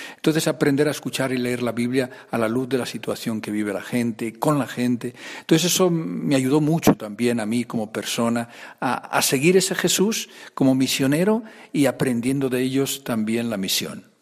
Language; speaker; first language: Spanish; native; Spanish